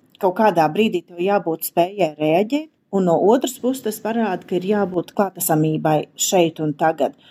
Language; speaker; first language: Latvian; native; Latvian